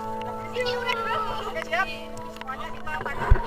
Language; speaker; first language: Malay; non-native, local second language; Javanese